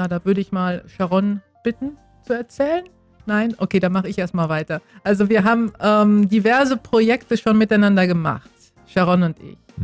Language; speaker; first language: German; native; German